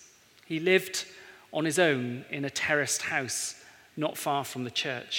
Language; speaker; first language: English; native; English